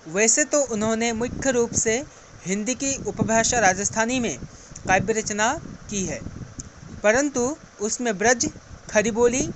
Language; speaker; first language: Hindi; non-native, local second language; Assamese